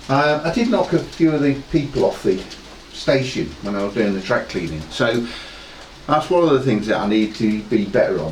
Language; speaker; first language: English; native; English